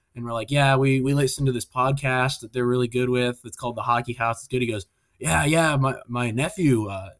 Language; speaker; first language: English; native; English